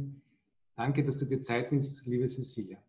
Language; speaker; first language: German; native; German